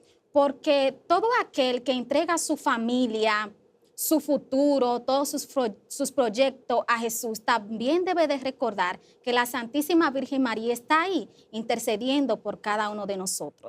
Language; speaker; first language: Spanish; native; Spanish